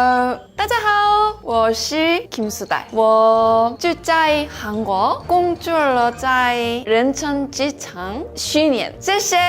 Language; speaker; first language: Chinese; non-native, learner; Korean